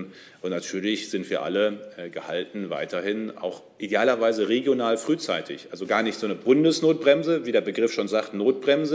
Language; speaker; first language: German; native; German